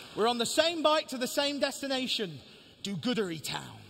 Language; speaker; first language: English; native; English